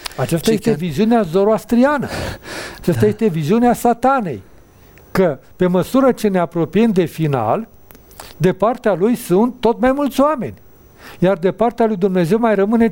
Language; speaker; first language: Romanian; native; Romanian